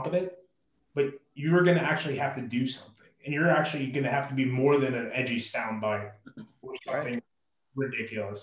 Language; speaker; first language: English; native; English